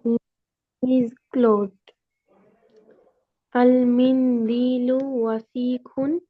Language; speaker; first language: English; non-native, learner; Bangla